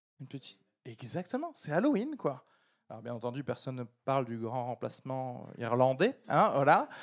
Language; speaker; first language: French; early bilingual, other home language; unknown